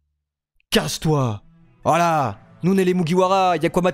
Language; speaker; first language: French; native; French